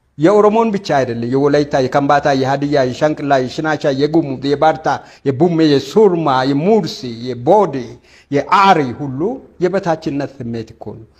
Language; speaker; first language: Amharic; non-native, local second language; Wolaytta